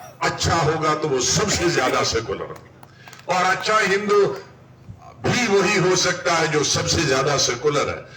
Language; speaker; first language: Urdu; non-native, local second language; Kashmiri